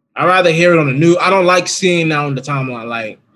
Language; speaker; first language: English; native; English